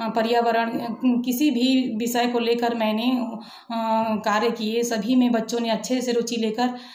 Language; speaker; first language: Hindi; native; Hindi